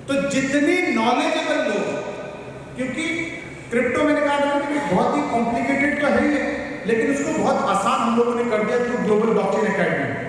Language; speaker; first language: Hindi; non-native, local second language; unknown